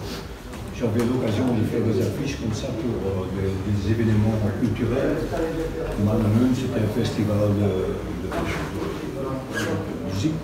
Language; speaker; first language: French; non-native, local second language; Dutch